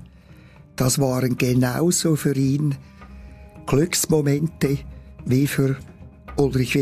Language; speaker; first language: German; native; German